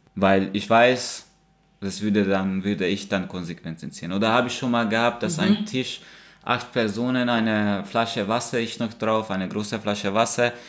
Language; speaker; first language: German; non-native, fluent; Hungarian